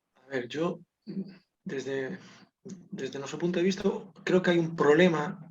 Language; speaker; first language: Spanish; non-native, local second language; Galician